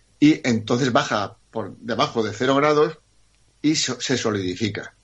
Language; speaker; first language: Spanish; native; Spanish